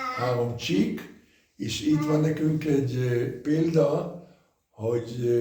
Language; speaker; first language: Hungarian; early bilingual, heritage; Hungarian